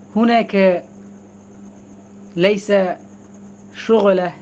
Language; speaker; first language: Arabic; non-native, fluent; Bangla